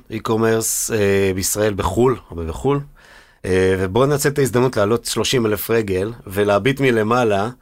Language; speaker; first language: Hebrew; native; Hebrew